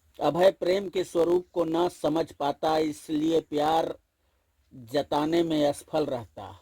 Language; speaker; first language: Hindi; native; Hindi